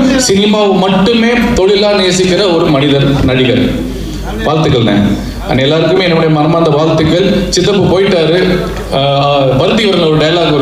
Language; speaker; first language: Tamil; native; Tamil